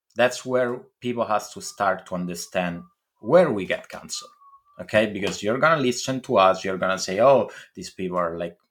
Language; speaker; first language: English; non-native, fluent; Italian